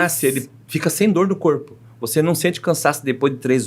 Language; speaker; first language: Portuguese; native; Portuguese